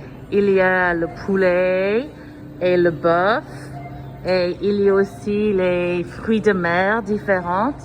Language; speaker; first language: French; non-native, fluent; English